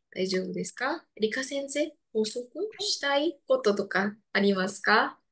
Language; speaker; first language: Japanese; non-native, fluent; Indonesian